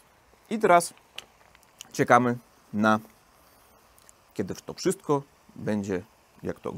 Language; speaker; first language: Polish; non-native, learner; Russian